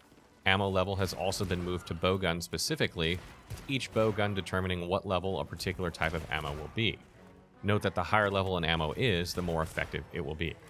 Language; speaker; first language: English; native; English